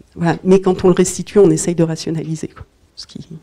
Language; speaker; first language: French; native; French